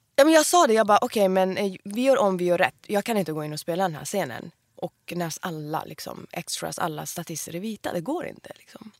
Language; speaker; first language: Swedish; early bilingual, other home language; Persian